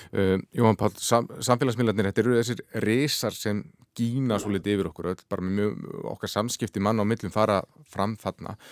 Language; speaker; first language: Icelandic; native; Icelandic